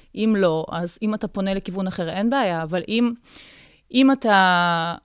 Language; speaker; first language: Hebrew; early bilingual, other home language; Russian